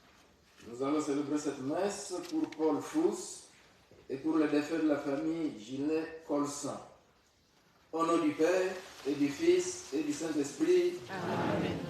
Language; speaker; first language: French; native; French